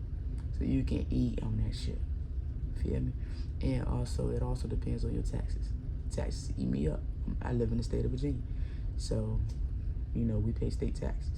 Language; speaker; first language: English; native; English